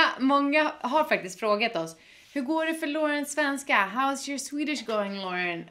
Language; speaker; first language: Swedish; native; Swedish